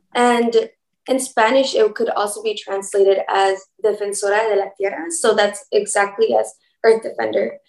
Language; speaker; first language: English; early bilingual, other home language; Spanish